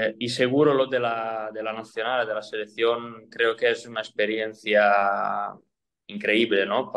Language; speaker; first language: Spanish; non-native, fluent; Italian